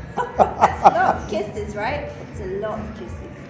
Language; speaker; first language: French; non-native, fluent; English